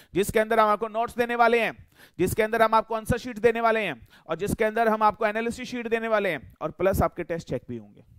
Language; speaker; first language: Hindi; native; Hindi